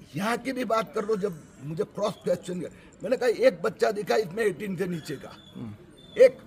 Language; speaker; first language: Hindi; non-native, local second language; Marathi